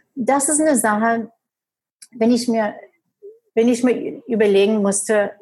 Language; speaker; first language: German; non-native, fluent; English